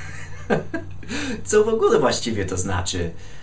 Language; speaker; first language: Polish; non-native, fluent; English